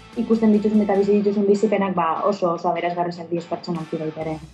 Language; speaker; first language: Basque; native; Basque